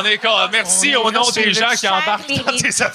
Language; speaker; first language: French; native; French